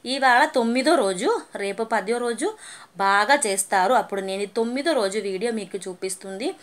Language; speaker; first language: Telugu; non-native, learner; Malayalam